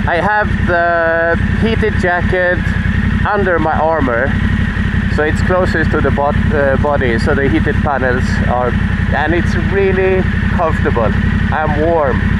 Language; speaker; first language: English; non-native, fluent; Swedish